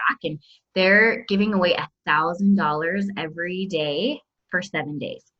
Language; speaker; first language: English; native; English